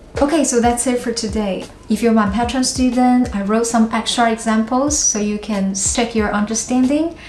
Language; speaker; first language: English; non-native, fluent; Chinese